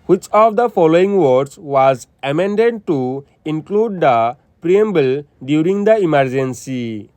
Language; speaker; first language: English; non-native, local second language; Assamese